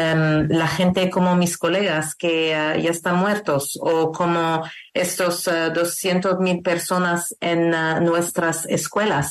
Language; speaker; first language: Spanish; non-native, learner; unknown